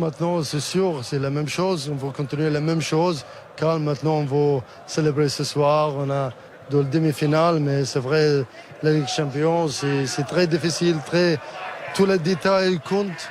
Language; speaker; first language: French; non-native, learner; Spanish